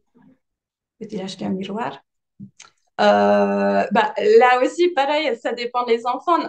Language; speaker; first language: French; non-native, fluent; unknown